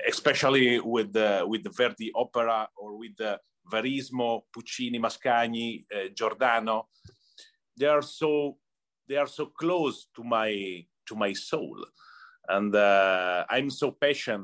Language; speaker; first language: English; non-native, learner; Italian